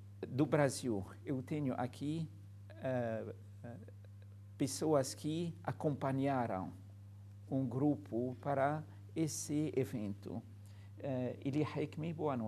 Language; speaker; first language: Portuguese; non-native, fluent; Arabic